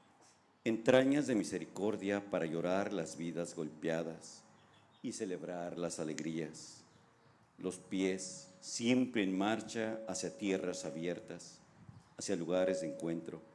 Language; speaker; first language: Spanish; native; Spanish